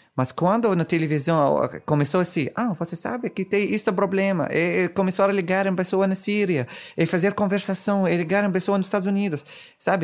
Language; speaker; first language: Portuguese; non-native, fluent; Arabic